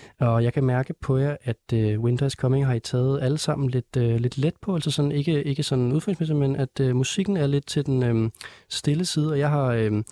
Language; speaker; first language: Danish; native; Danish